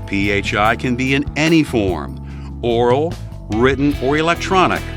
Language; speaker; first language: English; native; English